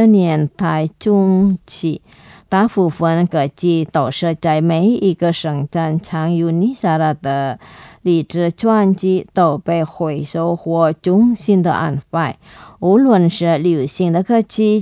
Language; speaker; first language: Chinese; non-native, fluent; Indonesian